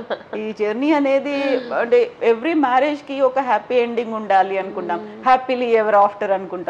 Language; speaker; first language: Telugu; native; Telugu